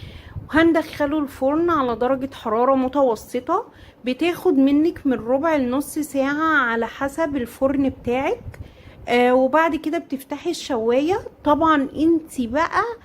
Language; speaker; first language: Arabic; native; Arabic